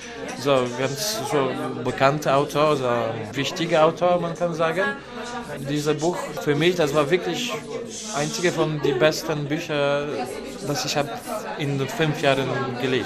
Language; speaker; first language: German; non-native, learner; Polish